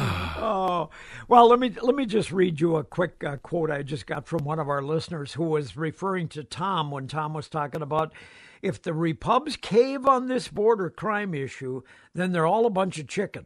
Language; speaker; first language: English; native; English